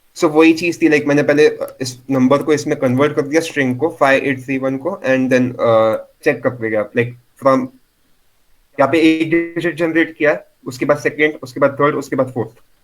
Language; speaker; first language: Hindi; non-native, local second language; Marathi